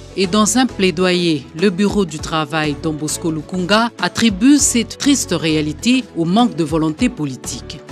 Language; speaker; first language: French; non-native, local second language; Lingala